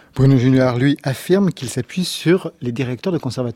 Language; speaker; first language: French; native; French